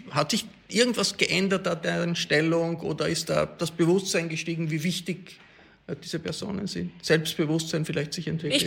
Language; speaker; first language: German; native; German